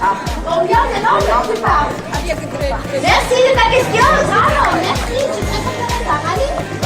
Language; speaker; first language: French; non-native, fluent; Spanish